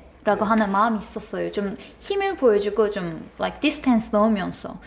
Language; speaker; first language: Korean; non-native, fluent; Turkish